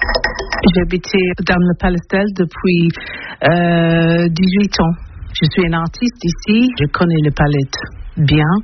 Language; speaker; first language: French; non-native, learner; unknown